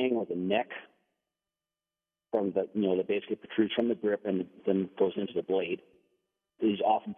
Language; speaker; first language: English; non-native, fluent; Danish